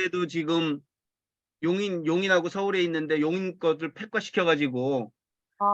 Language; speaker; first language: Korean; native; Korean